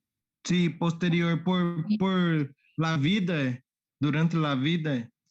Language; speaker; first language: Spanish; non-native, learner; Portuguese